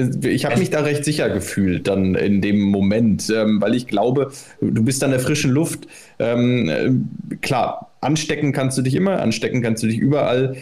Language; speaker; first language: German; native; German